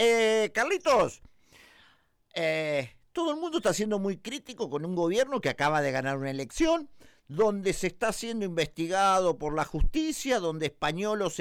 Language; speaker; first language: Spanish; native; Spanish